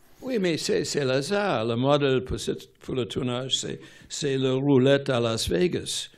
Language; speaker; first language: French; non-native, fluent; English